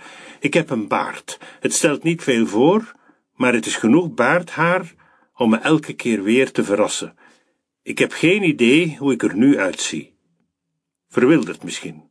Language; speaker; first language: Dutch; native; Dutch